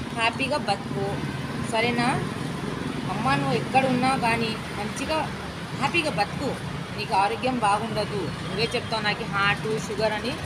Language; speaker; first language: Telugu; non-native, local second language; Urdu